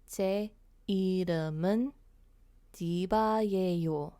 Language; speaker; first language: Korean; non-native, fluent; English